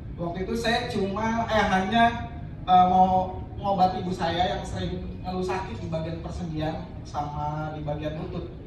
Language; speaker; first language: Indonesian; native; Indonesian